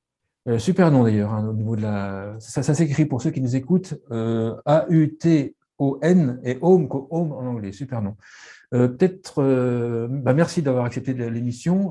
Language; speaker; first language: French; native; French